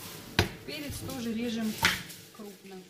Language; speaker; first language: Russian; native; Russian